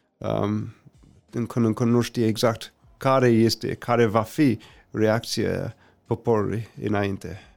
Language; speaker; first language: Romanian; non-native, fluent; English